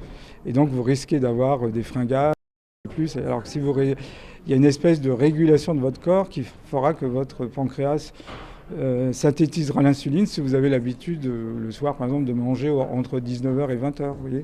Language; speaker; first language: French; native; French